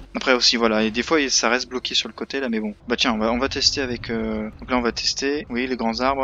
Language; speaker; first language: French; native; French